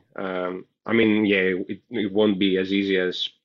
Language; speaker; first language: English; non-native, fluent; Greek